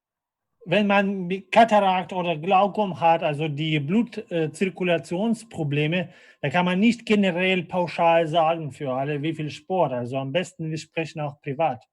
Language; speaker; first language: German; non-native, fluent; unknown